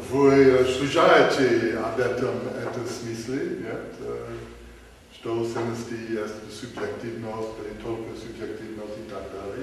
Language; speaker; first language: Russian; non-native, learner; English